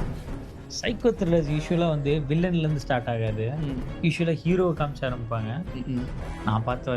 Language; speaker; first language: Tamil; native; Tamil